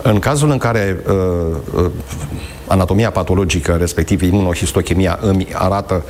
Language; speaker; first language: Romanian; native; Romanian